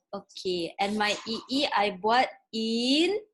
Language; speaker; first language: English; non-native, local second language; Malay